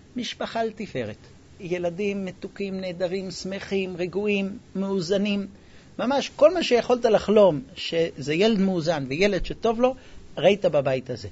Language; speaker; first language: Hebrew; non-native, fluent; English